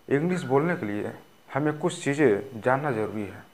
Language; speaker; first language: Hindi; non-native, local second language; Bhojpuri